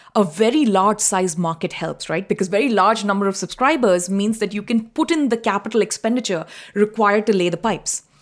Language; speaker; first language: English; non-native, local second language; Tamil